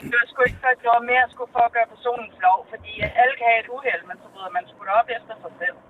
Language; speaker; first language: Danish; native; Danish